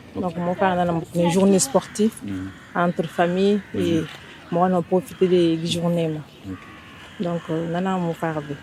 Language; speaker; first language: French; non-native, local second language; Fula